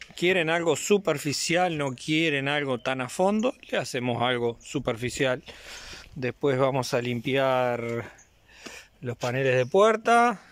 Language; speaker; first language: Spanish; native; Spanish